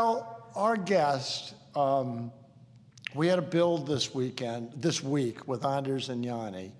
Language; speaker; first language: English; native; English